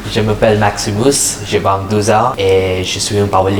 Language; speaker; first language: French; non-native, learner; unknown